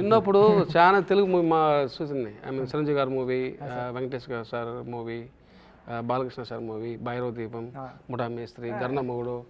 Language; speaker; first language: Telugu; non-native, learner; Tamil